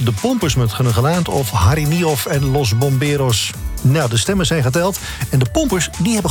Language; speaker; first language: Dutch; native; Dutch